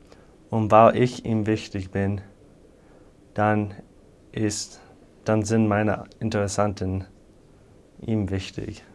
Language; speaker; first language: German; non-native, fluent; English